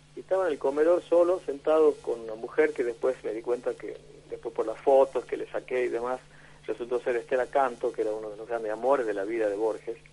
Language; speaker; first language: Spanish; native; Spanish